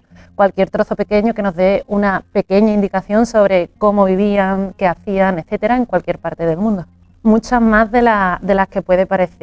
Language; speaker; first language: Spanish; native; Spanish